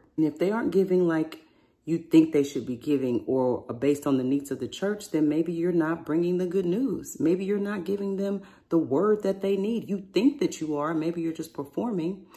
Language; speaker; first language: English; native; English